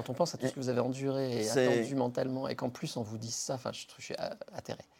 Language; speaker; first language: French; native; French